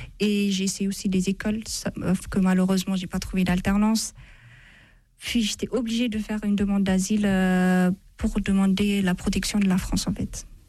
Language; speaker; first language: French; non-native, fluent; Amharic